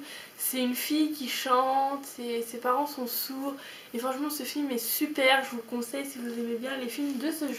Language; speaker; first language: French; native; French